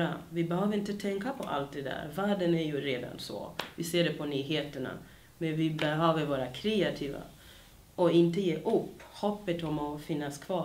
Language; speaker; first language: Swedish; early bilingual, other home language; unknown